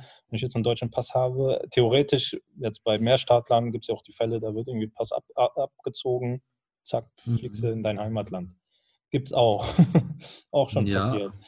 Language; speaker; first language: German; native; German